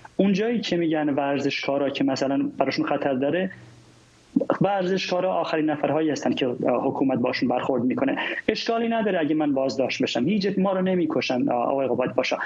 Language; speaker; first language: Persian; non-native, local second language; Kurdish